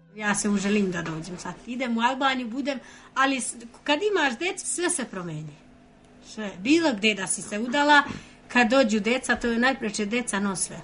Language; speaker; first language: Serbian; non-native, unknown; Albanian